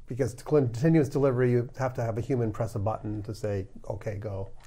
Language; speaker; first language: English; early bilingual, other home language; Ukrainian